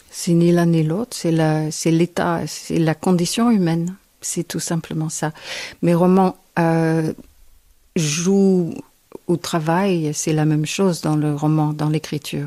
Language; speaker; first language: French; non-native, fluent; English